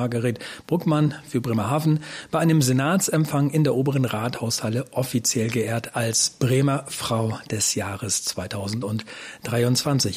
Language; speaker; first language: German; native; German